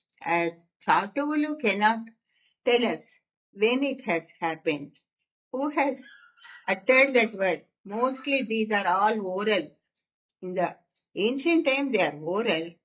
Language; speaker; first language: English; non-native, local second language; Telugu